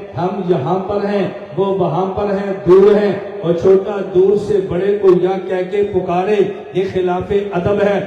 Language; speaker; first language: Urdu; non-native, local second language; Punjabi